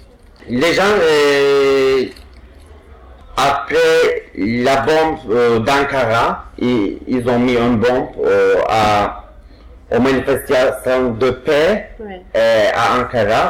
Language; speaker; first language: French; non-native, fluent; Turkish